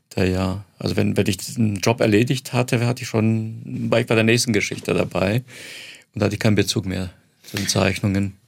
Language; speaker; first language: German; non-native, fluent; Croatian